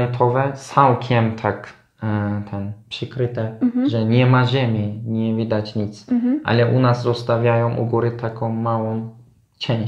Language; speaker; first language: Polish; non-native, learner; Turkish